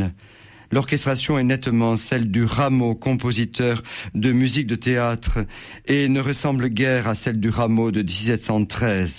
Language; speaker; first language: French; native; French